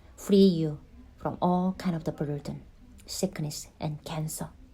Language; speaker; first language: English; non-native, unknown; Korean